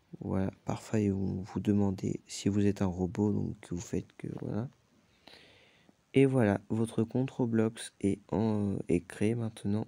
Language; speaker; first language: French; native; French